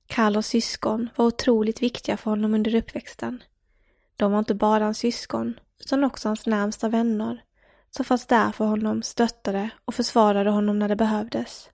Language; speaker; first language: Swedish; native; Swedish